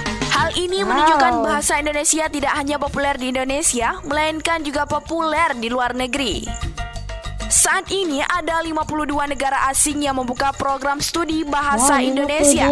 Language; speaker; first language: Indonesian; native; Indonesian